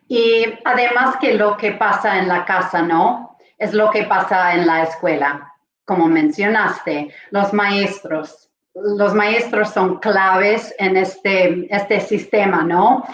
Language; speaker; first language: Spanish; non-native, fluent; English